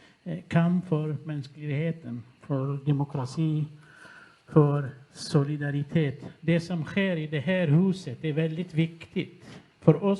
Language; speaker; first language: Swedish; non-native, fluent; Kurdish